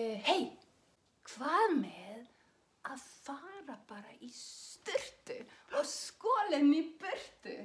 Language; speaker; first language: Icelandic; non-native, fluent; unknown